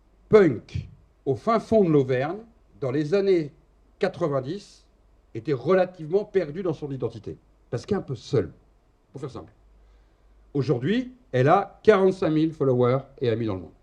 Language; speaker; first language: French; native; French